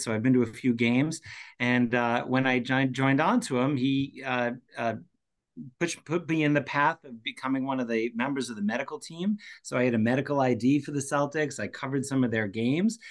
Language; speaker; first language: English; native; English